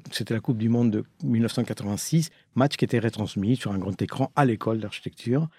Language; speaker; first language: French; non-native, fluent; Spanish